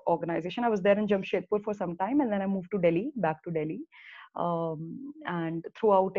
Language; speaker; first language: English; non-native, local second language; Hindi